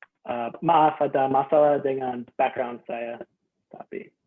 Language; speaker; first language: Indonesian; non-native, fluent; English